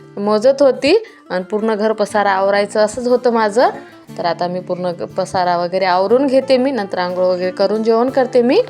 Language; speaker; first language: Marathi; non-native, local second language; Lambadi